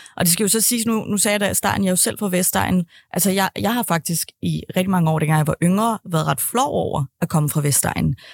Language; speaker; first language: Danish; native; Danish